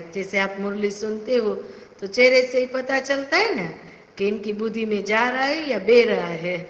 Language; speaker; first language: Hindi; non-native, local second language; Gujarati